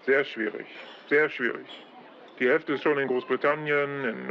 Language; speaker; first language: German; non-native, fluent; Polish